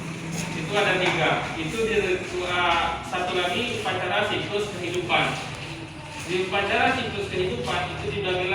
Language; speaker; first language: Indonesian; native; Indonesian